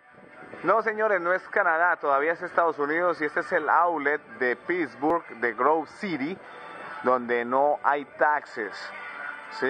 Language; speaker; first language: Spanish; native; Spanish